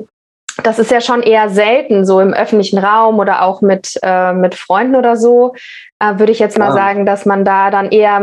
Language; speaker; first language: German; native; German